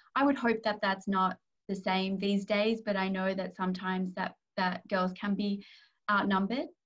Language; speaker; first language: English; native; English